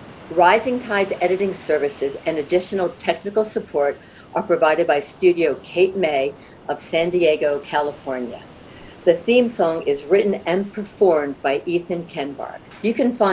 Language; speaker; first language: English; native; English